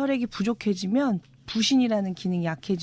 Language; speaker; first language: Korean; native; Korean